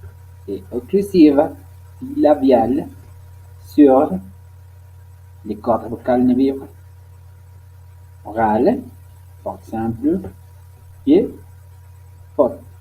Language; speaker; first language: French; non-native, learner; Spanish